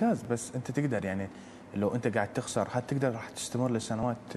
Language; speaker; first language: Arabic; native; Arabic